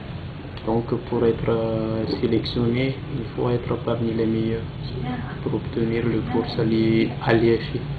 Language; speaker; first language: French; non-native, local second language; Malagasy